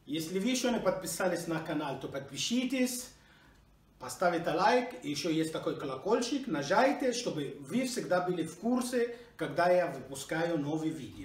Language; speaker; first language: Russian; non-native, learner; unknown